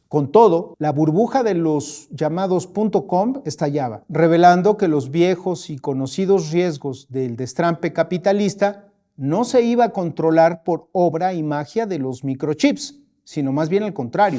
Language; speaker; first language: Spanish; native; Spanish